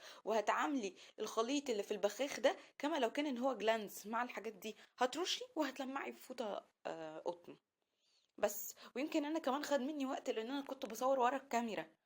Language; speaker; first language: Arabic; native; Arabic